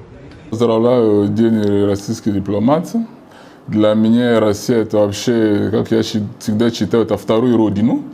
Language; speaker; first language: Russian; non-native, fluent; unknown